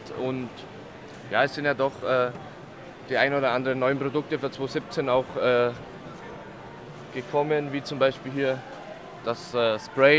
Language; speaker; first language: German; native; German